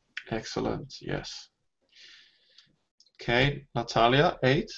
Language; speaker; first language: English; non-native, fluent; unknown